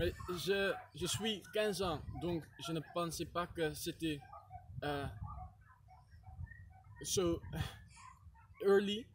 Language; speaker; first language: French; non-native, learner; Dutch